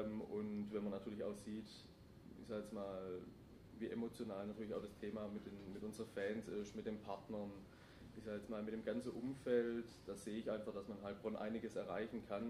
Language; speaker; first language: German; native; German